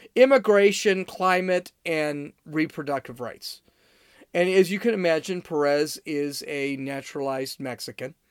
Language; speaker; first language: English; native; English